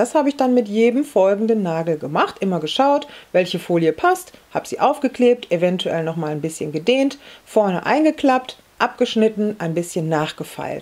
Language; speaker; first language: German; native; German